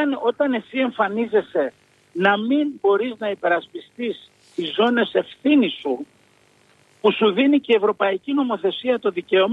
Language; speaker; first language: Greek; native; Greek